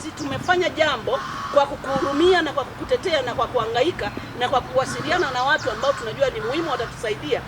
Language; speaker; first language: Swahili; native; Swahili